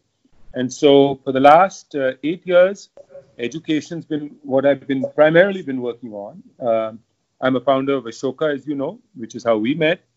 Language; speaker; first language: English; non-native, local second language; Hindi